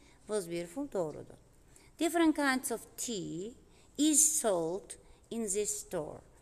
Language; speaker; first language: English; non-native, fluent; Azerbaijani